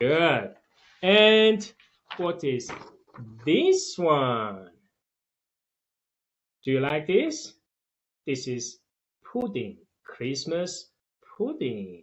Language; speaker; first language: English; non-native, fluent; Tajik